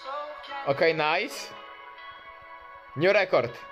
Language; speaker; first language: English; non-native, fluent; Polish